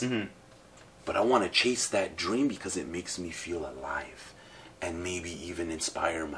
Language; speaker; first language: English; native; English